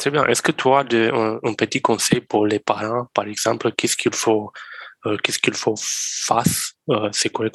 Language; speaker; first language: French; non-native, learner; Romanian